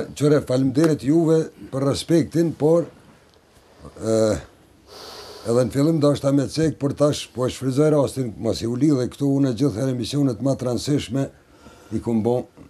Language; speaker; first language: Albanian; native; Albanian